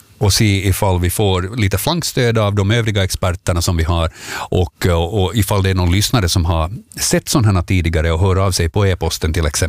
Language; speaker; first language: Swedish; native; Swedish